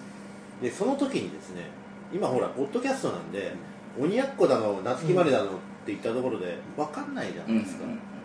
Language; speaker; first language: Japanese; native; Japanese